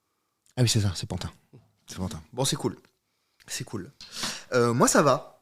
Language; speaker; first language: French; native; French